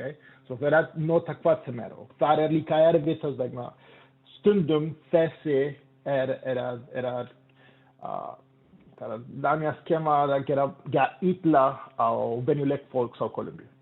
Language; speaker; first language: Icelandic; non-native, learner; Spanish